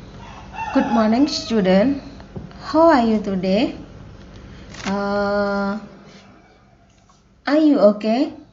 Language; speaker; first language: English; non-native, fluent; Indonesian